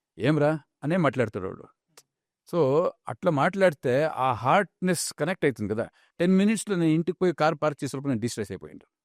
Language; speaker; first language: Telugu; non-native, local second language; Kannada